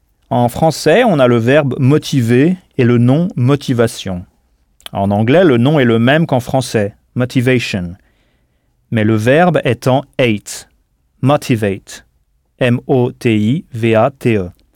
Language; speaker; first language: French; native; French